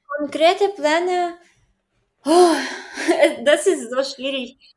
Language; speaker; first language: German; non-native, learner; Ukrainian